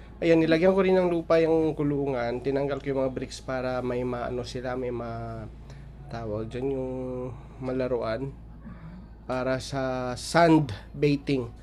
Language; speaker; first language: Filipino; non-native, local second language; Hiligaynon